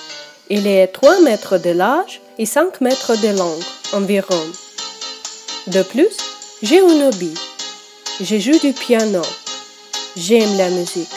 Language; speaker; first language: French; non-native, learner; Russian